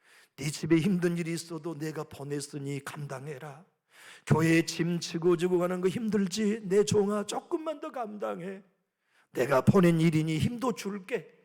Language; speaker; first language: Korean; native; Korean